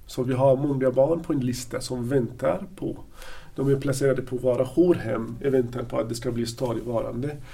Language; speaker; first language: Swedish; non-native, fluent; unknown